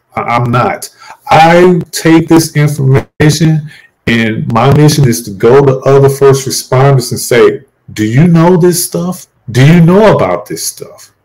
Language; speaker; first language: English; native; English